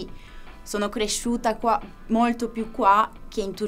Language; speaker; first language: Italian; non-native, fluent; Turkish